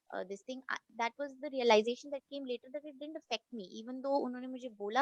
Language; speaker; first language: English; non-native, local second language; Hindi